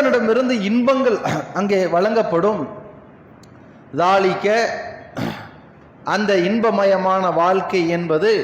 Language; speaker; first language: Tamil; native; Tamil